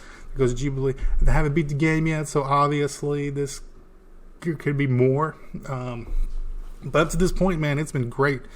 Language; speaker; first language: English; native; English